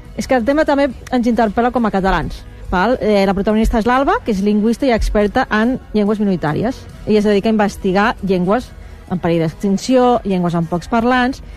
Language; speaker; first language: Catalan; native; Catalan